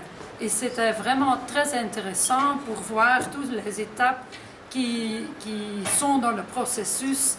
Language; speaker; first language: French; non-native, local second language; Dutch